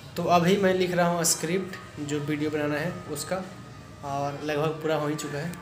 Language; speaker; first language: Hindi; native; Hindi